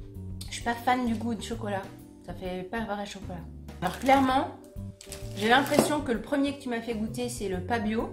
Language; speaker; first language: French; native; French